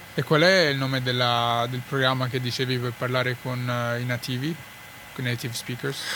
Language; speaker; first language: Italian; early bilingual, other home language; Arabic